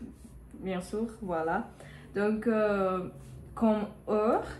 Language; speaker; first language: French; non-native, learner; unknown